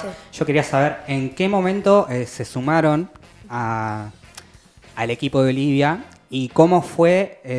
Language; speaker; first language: Spanish; native; Spanish